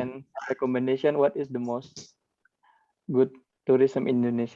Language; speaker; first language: English; non-native, learner; Indonesian